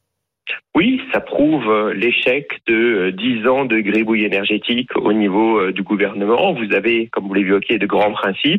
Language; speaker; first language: French; native; French